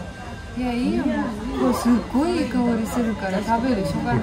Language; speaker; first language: Japanese; non-native, fluent; Romanian